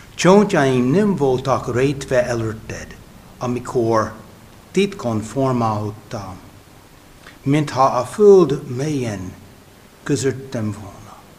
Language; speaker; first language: Hungarian; non-native, fluent; English